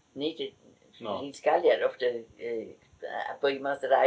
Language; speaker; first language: German; native; German